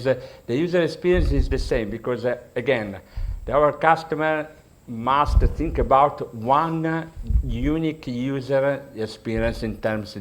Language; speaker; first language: English; non-native, learner; Italian